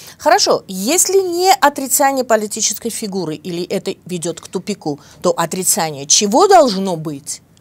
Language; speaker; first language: Russian; non-native, local second language; Armenian